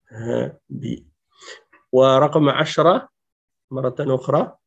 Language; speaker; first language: Arabic; non-native, fluent; French